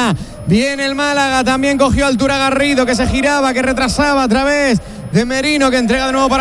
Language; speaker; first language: Spanish; native; Spanish